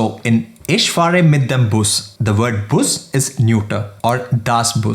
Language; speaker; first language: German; non-native, fluent; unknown